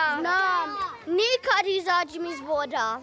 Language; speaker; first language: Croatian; non-native, learner; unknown